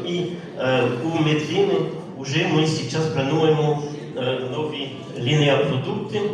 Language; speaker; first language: Ukrainian; non-native, learner; French